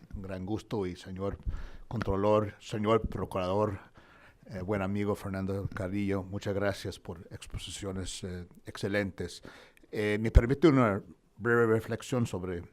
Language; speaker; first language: Spanish; non-native, fluent; English